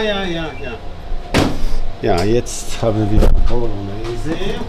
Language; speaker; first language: German; non-native, fluent; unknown